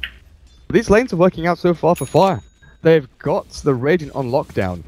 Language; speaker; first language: English; native; English